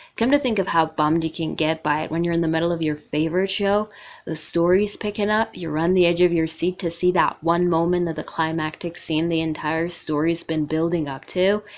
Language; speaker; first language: English; non-native, fluent; Persian